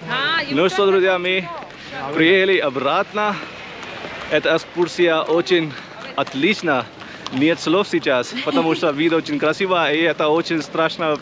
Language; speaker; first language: Russian; non-native, learner; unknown